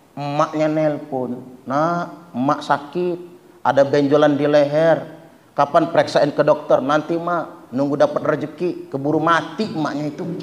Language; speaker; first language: Indonesian; non-native, local second language; Malay